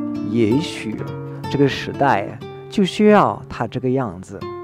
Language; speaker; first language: Chinese; non-native, fluent; French